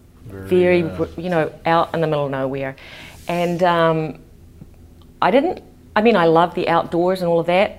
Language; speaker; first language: English; native; English